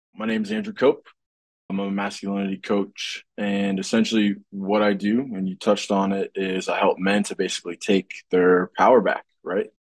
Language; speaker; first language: English; native; English